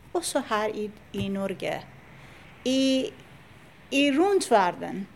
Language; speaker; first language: Norwegian; non-native, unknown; Persian